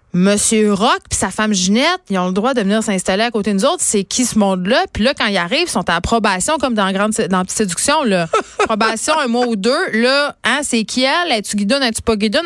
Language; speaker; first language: French; native; French